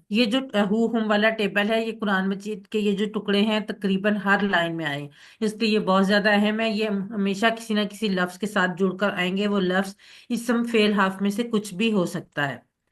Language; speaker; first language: Urdu; native; Urdu